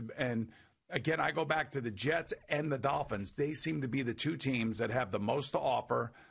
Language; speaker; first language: English; native; English